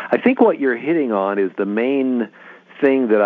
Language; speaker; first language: English; native; English